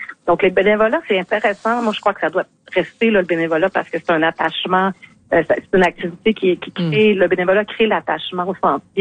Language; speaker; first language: French; native; French